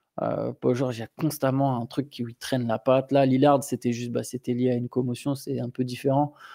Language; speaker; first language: French; native; French